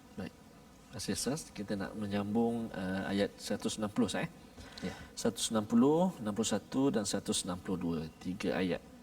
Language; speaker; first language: Malay; native; Malay